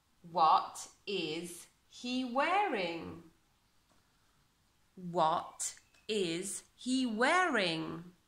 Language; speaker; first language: English; non-native, fluent; Italian